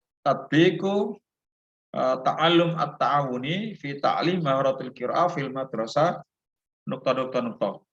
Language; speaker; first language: Arabic; non-native, fluent; Indonesian